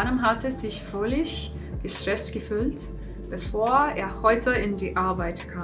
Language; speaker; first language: German; non-native, learner; English